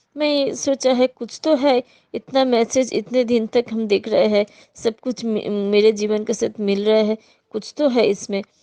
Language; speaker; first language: Hindi; non-native, local second language; Bangla